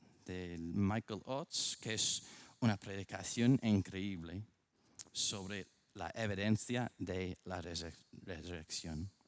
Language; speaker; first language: Spanish; non-native, fluent; English